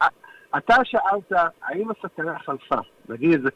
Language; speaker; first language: Hebrew; native; Hebrew